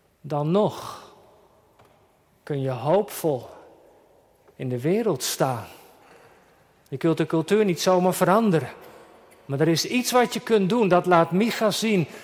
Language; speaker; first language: Dutch; native; Dutch